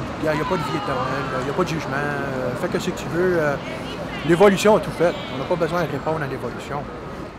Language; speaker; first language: French; native; French